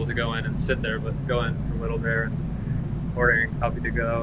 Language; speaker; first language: English; early bilingual, other home language; Spanish